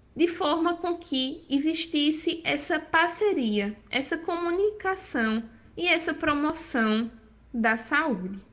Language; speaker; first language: Portuguese; native; Portuguese